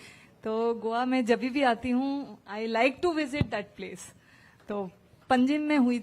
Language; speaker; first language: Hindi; non-native, local second language; Punjabi